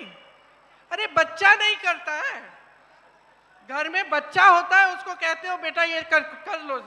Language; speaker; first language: Hindi; native; Hindi